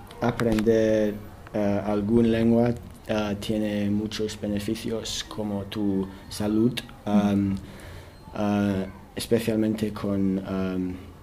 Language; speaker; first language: Spanish; non-native, learner; English